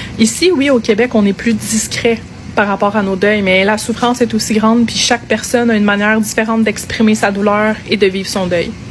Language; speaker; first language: French; native; French